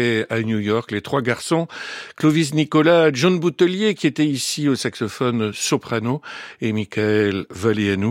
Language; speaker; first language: French; native; French